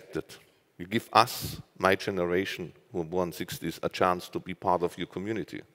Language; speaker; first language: English; non-native, fluent; German